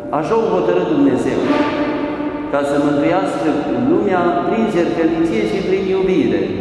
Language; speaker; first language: Romanian; native; Romanian